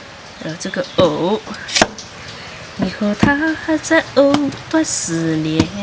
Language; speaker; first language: Chinese; native; Chinese